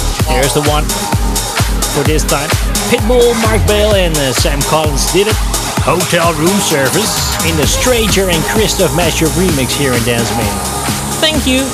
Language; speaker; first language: English; non-native, fluent; Dutch